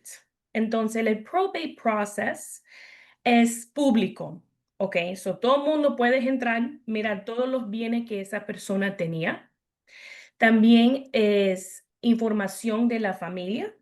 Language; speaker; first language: Spanish; early bilingual, heritage; English